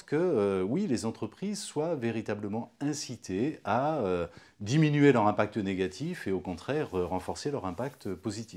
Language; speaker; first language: French; native; French